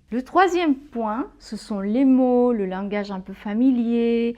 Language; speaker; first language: French; non-native, fluent; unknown